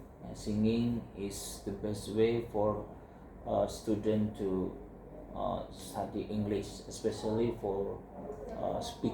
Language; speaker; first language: English; non-native, learner; Indonesian